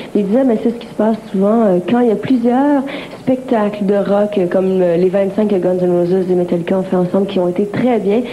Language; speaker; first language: French; native; French